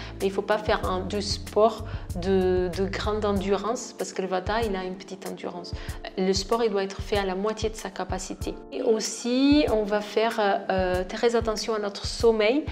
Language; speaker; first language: French; non-native, fluent; Portuguese